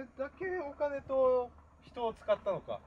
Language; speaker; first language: Japanese; native; Japanese